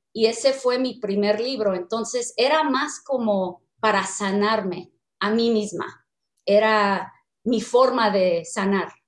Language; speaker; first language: Spanish; non-native, fluent; English